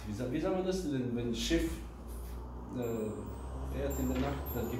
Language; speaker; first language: German; non-native, fluent; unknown